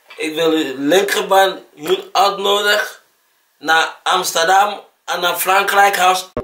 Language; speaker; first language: Dutch; non-native, learner; Akan